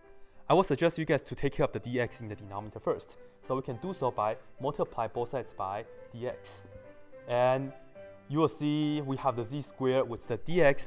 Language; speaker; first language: English; non-native, fluent; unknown